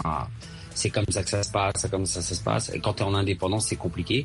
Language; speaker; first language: French; early bilingual, other home language; Arabic